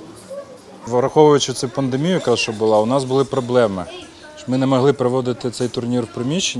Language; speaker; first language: Ukrainian; native; Ukrainian